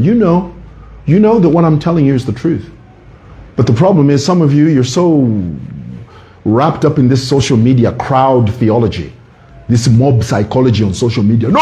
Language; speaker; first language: English; non-native, local second language; Bemba